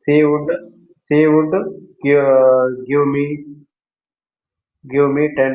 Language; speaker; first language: English; non-native, learner; Hindi